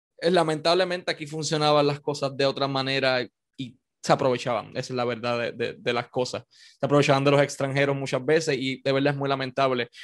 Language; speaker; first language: Spanish; native; Spanish